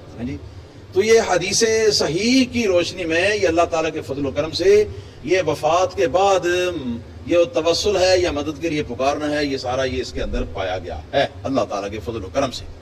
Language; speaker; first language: Urdu; non-native, local second language; Punjabi